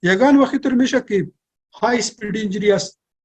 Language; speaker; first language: Persian; non-native, local second language; Pashto